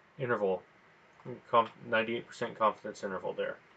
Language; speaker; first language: English; native; English